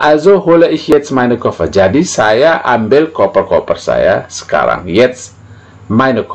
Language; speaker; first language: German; non-native, fluent; Indonesian